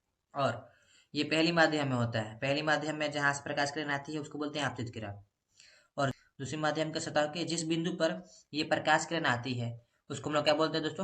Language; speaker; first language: Hindi; native; Hindi